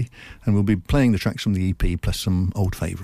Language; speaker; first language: English; native; English